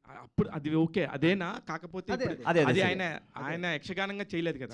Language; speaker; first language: Telugu; native; Telugu